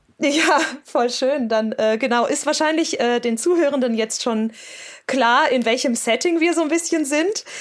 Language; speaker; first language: German; native; German